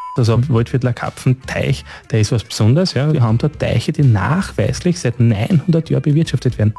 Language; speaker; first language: German; native; German